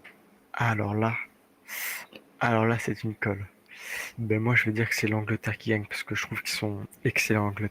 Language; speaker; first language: French; native; French